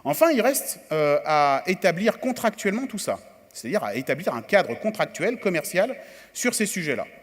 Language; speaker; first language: French; native; French